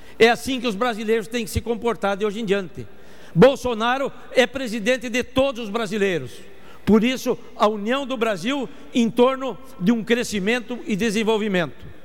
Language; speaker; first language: Portuguese; native; Portuguese